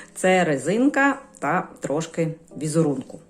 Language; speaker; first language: Ukrainian; native; Ukrainian